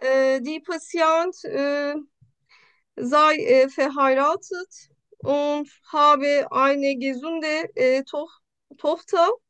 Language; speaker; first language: German; non-native, learner; Turkish